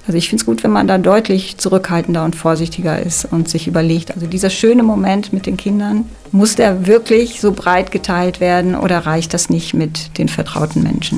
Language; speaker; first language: German; native; German